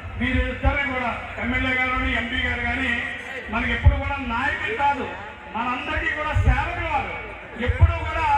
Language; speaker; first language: Telugu; native; Telugu